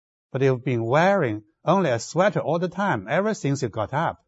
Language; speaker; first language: English; non-native, fluent; Chinese